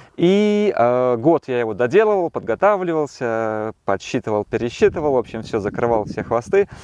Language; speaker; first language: Russian; native; Russian